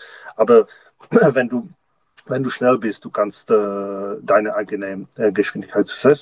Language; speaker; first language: German; non-native, learner; Czech